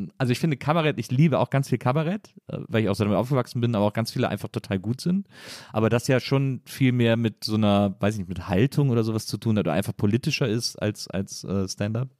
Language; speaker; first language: German; native; German